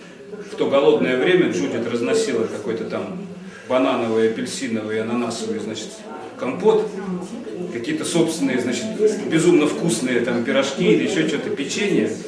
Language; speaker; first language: Russian; native; Russian